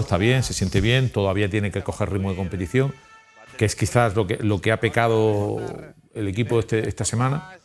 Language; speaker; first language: Spanish; native; Spanish